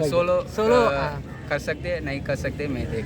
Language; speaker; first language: Hindi; non-native, local second language; Tamil